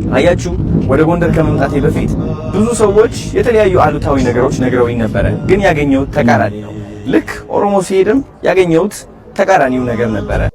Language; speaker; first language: Amharic; non-native, local second language; Tigrinya